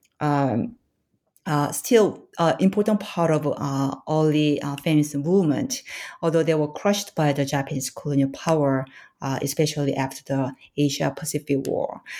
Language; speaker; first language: English; non-native, fluent; Korean